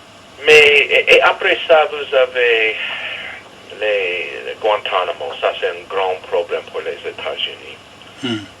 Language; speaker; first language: French; non-native, fluent; English